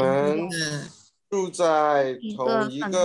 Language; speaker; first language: Chinese; non-native, learner; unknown